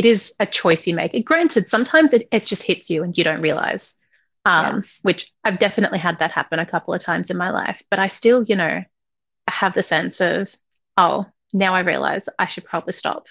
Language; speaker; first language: English; native; English